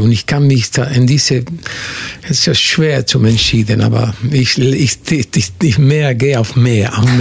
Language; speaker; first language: German; non-native, fluent; Spanish